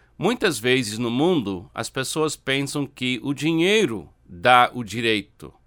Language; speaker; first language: Portuguese; non-native, fluent; English